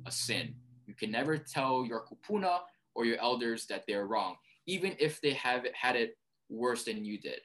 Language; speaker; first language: English; early bilingual, other home language; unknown